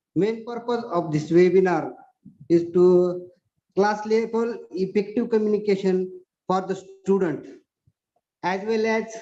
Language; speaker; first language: English; non-native, local second language; Marathi